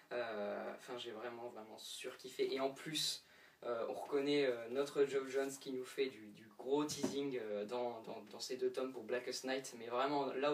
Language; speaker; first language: French; native; French